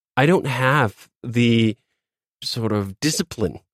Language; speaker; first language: English; non-native, fluent; Danish